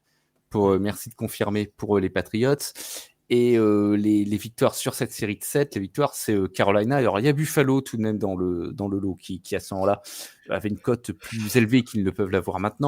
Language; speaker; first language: French; native; French